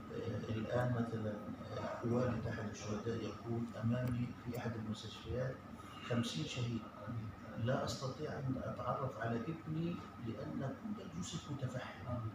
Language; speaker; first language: Arabic; native; Arabic